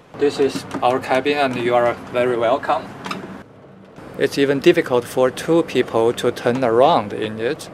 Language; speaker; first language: English; non-native, fluent; Chinese